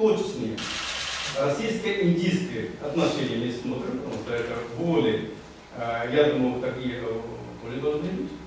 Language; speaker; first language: Russian; non-native, learner; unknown